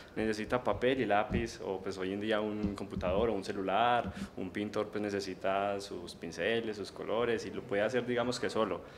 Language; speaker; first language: Spanish; native; Spanish